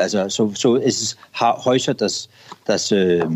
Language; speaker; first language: German; non-native, learner; Danish